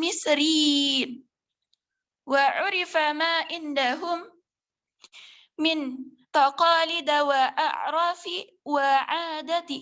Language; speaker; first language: Arabic; non-native, learner; Indonesian